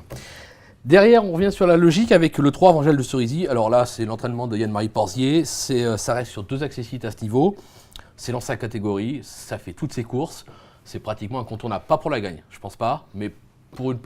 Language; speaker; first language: French; native; French